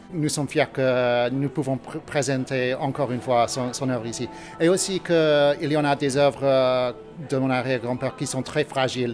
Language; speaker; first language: French; non-native, learner; English